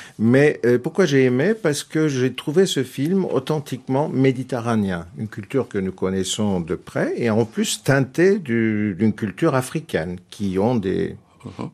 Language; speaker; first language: French; non-native, fluent; Turkish